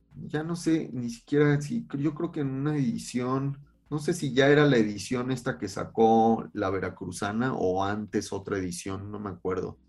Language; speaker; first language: Spanish; native; Spanish